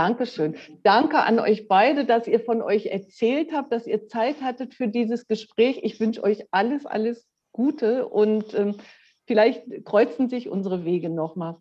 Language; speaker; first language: German; native; German